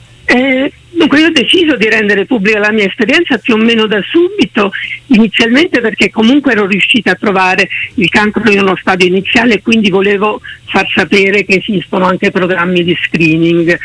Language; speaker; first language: Italian; native; Italian